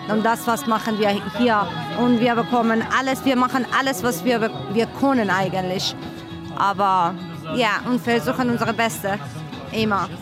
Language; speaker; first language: German; non-native, learner; Persian